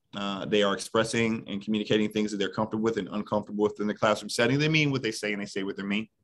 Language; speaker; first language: English; native; English